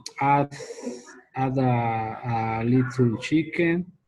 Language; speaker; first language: English; non-native, learner; Spanish